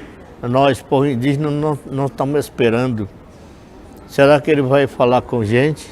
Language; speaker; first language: Portuguese; non-native, local second language; Yanomámi